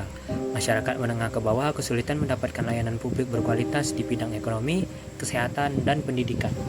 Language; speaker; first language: Indonesian; native; Indonesian